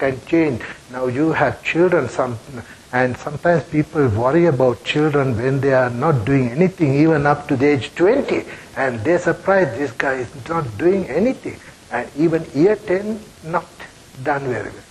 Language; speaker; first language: English; non-native, local second language; Sinhala